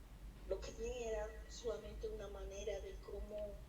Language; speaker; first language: Spanish; early bilingual, heritage; Spanish